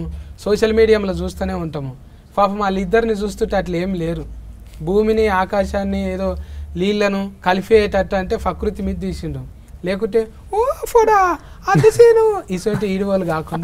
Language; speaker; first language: Telugu; native; Telugu